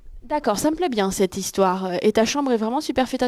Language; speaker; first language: French; native; French